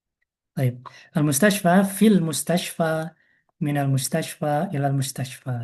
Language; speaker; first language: Arabic; non-native, fluent; Indonesian